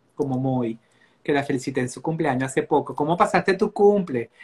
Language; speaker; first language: Spanish; native; Spanish